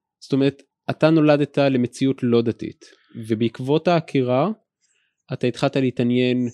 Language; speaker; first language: Hebrew; native; Hebrew